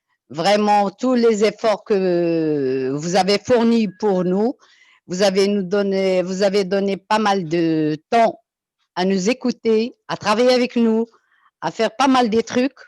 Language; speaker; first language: French; non-native, local second language; Arabic